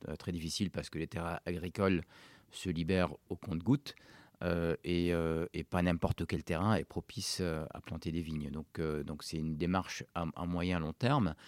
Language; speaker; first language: French; non-native, local second language; Arabic